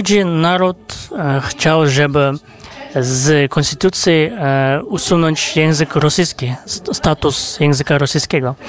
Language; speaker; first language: Polish; non-native, fluent; Kazakh